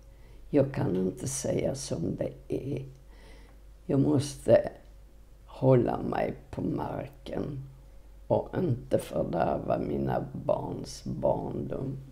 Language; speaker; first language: Swedish; non-native, fluent; Polish